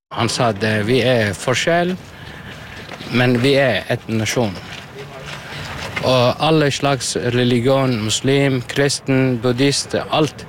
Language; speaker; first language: Norwegian; non-native, learner; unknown